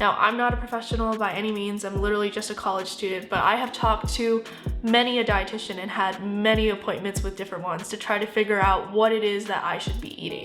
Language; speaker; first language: English; native; English